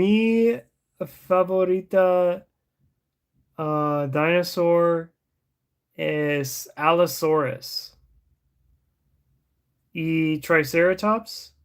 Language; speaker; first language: Spanish; non-native, learner; English